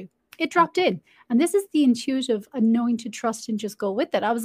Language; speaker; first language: English; native; English